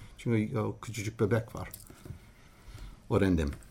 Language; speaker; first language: Turkish; non-native, learner; English